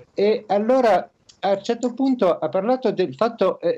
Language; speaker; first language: Italian; non-native, fluent; French